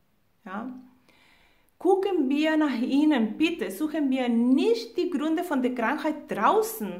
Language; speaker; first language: German; non-native, fluent; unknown